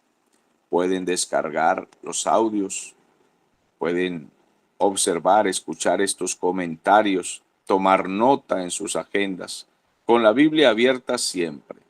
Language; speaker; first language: Spanish; native; Spanish